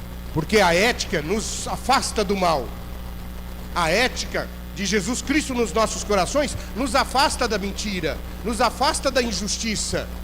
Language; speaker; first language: Portuguese; native; Portuguese